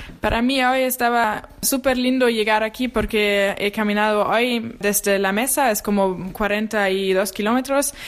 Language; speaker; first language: Spanish; non-native, fluent; German